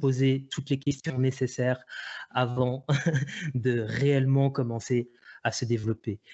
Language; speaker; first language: French; native; French